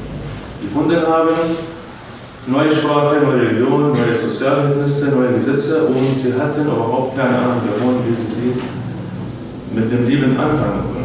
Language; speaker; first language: German; non-native, fluent; Arabic